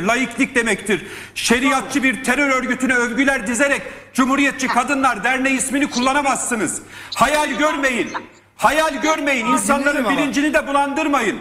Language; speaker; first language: Turkish; native; Turkish